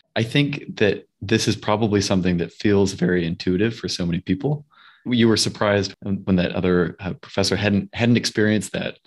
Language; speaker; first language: English; native; English